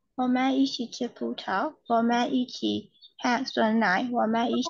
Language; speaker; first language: Chinese; non-native, learner; Burmese